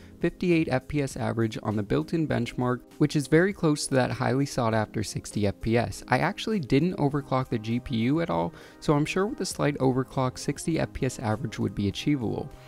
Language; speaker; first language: English; native; English